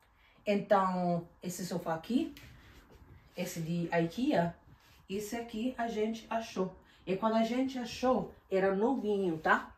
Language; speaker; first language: Portuguese; non-native, fluent; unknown